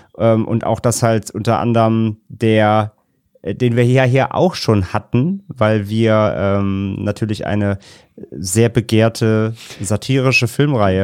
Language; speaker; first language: German; native; German